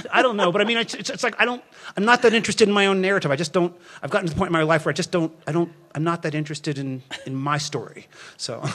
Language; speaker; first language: English; native; English